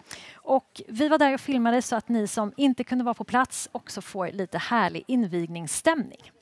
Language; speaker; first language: Swedish; native; Swedish